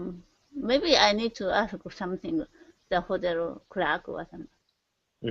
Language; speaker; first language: English; non-native, learner; Japanese